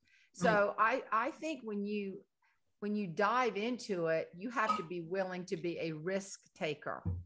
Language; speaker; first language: English; native; English